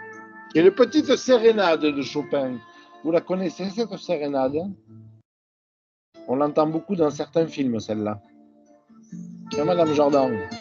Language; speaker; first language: French; native; French